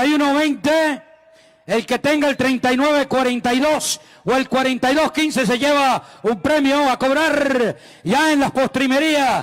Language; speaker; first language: Spanish; native; Spanish